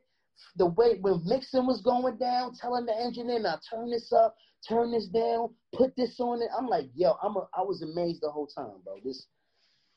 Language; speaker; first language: English; native; English